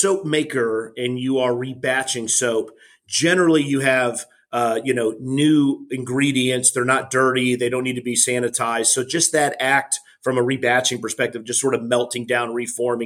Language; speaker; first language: English; native; English